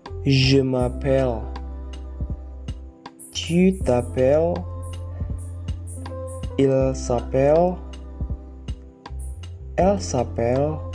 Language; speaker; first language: French; non-native, learner; Indonesian